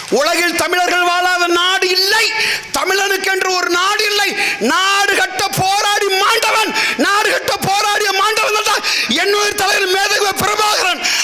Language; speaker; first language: Tamil; native; Tamil